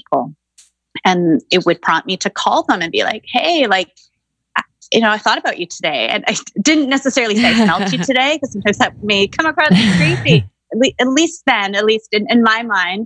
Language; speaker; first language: English; native; English